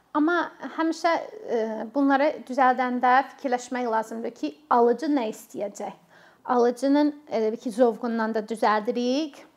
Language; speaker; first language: Azerbaijani; non-native, fluent; English